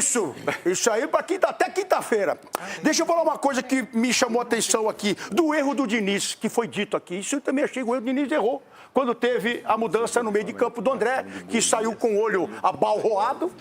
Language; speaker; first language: Portuguese; native; Portuguese